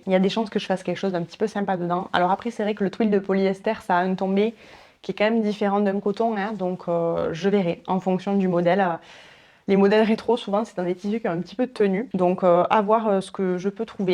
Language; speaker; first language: French; native; French